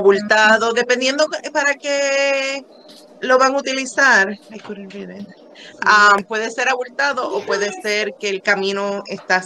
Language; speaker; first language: Spanish; native; Spanish